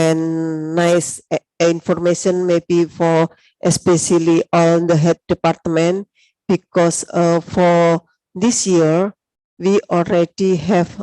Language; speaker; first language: English; non-native, learner; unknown